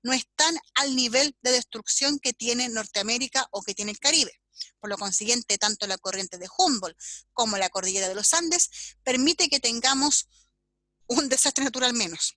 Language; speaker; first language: Spanish; native; Spanish